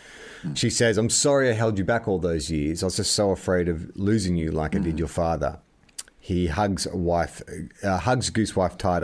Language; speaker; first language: English; native; English